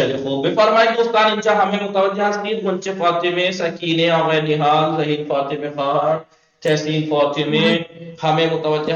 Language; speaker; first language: Persian; non-native, fluent; Urdu